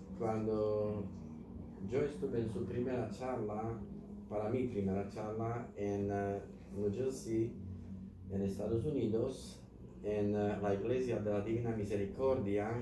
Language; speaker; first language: Spanish; non-native, fluent; Slovak